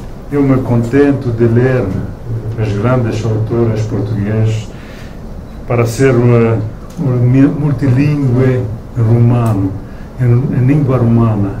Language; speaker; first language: Portuguese; non-native, learner; Romanian